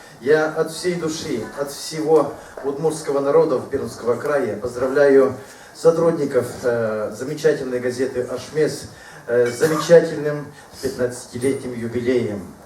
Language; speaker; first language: Russian; non-native, local second language; Udmurt